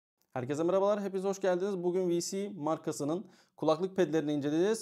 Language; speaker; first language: Turkish; native; Turkish